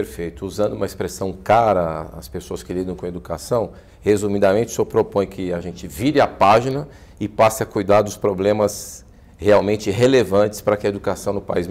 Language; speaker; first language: Portuguese; native; Portuguese